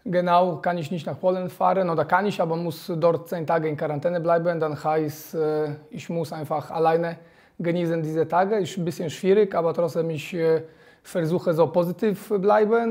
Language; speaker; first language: German; non-native, fluent; Polish